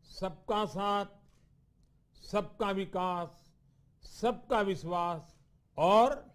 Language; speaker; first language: Hindi; non-native, local second language; Gujarati